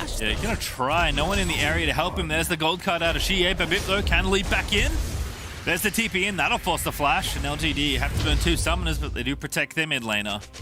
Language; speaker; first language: English; native; English